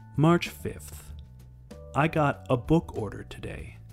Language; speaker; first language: English; native; English